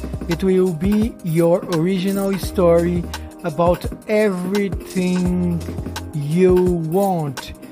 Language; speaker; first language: English; non-native, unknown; Portuguese